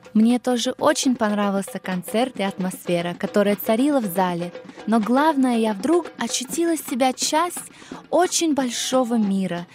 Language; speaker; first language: Russian; early bilingual, heritage; Russian